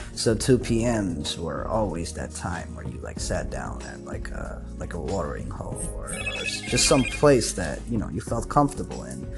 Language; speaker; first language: English; non-native, local second language; Nepali